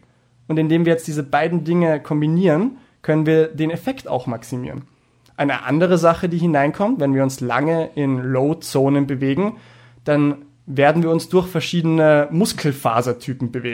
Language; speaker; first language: German; native; German